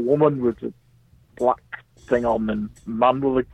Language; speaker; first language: English; native; English